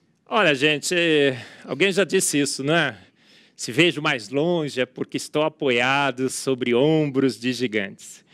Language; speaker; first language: Portuguese; native; Portuguese